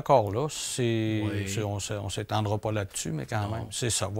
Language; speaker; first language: French; native; French